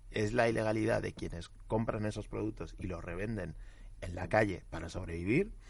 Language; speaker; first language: Spanish; early bilingual, other home language; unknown